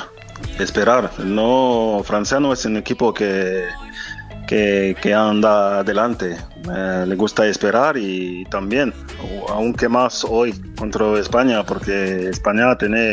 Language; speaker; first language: Spanish; non-native, fluent; French